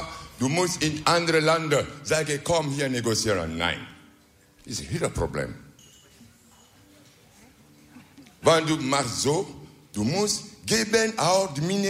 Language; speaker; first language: Dutch; non-native, learner; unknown